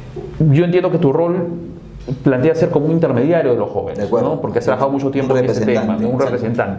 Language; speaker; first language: Spanish; native; Spanish